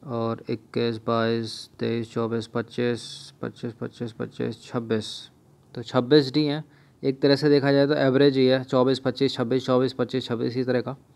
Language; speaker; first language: Hindi; native; Hindi